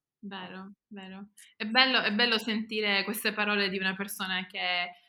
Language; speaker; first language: Italian; early bilingual, heritage; Italian